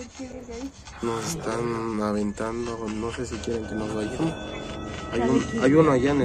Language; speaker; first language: Spanish; native; Spanish